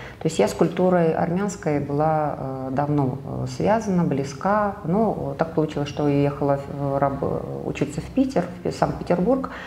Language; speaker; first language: Russian; native; Russian